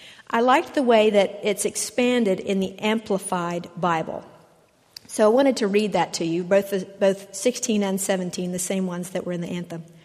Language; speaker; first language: English; native; English